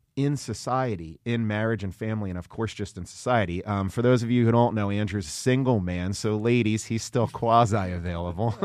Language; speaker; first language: English; native; English